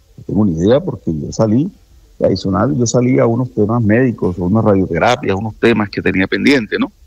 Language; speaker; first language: Spanish; native; Spanish